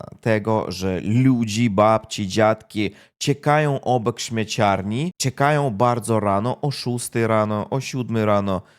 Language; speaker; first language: Polish; non-native, fluent; Russian